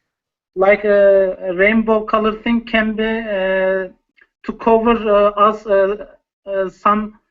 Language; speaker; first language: English; non-native, learner; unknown